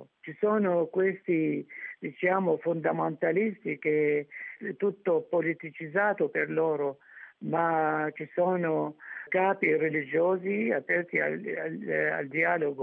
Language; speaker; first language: Italian; non-native, fluent; Arabic